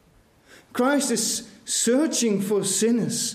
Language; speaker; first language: English; non-native, fluent; Dutch